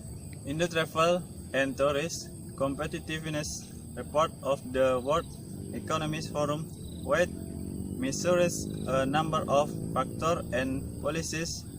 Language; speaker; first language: English; non-native, learner; Indonesian